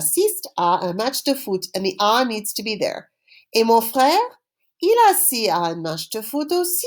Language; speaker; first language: French; non-native, fluent; English